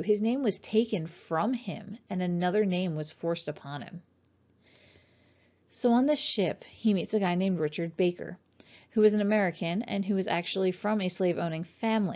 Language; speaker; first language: English; native; English